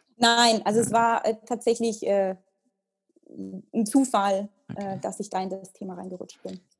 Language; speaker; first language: German; early bilingual, heritage; Italian